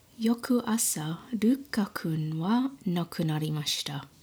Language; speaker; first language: Japanese; non-native, learner; English